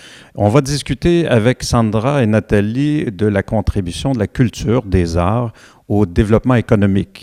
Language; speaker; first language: French; native; French